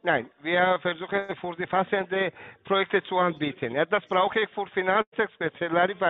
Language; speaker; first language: German; non-native, learner; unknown